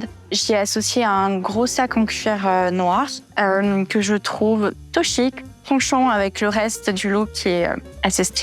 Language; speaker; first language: French; native; French